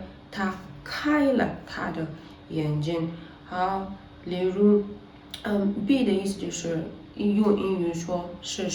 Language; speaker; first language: Chinese; non-native, learner; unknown